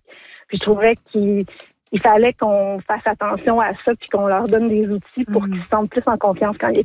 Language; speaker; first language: French; native; French